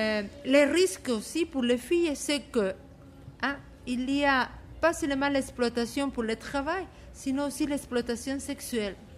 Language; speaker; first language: French; non-native, fluent; Spanish